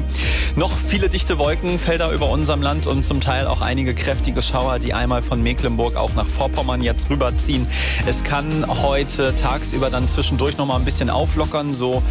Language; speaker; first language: German; native; German